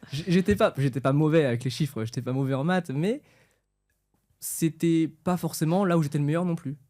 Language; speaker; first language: French; native; French